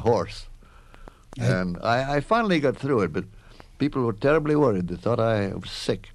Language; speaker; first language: English; native; English